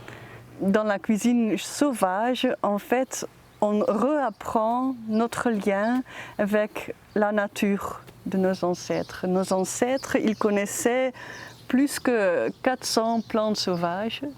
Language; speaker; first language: French; non-native, fluent; Dutch